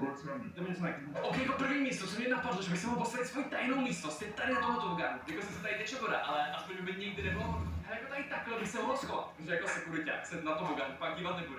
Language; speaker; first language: Czech; native; Czech